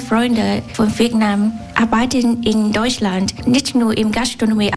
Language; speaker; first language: German; non-native, learner; Vietnamese